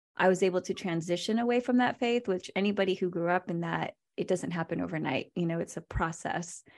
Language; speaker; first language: English; native; English